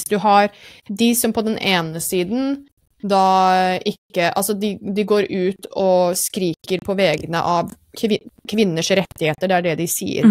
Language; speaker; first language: Norwegian; native; Norwegian